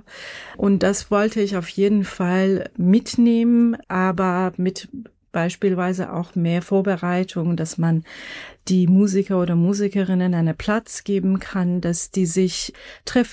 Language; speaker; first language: German; non-native, fluent; Persian